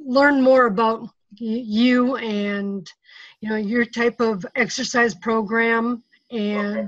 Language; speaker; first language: English; native; English